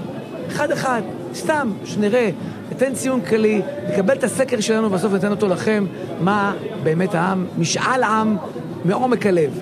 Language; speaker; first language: Hebrew; native; Hebrew